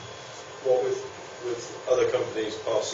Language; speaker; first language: English; native; English